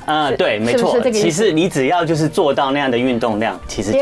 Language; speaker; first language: Chinese; native; Chinese